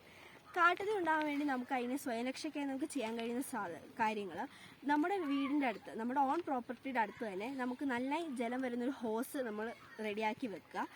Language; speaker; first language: Malayalam; native; Malayalam